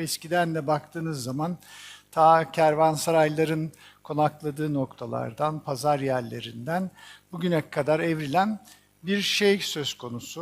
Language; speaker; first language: Turkish; native; Turkish